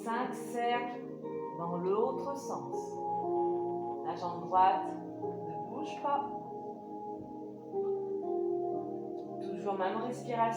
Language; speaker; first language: French; native; French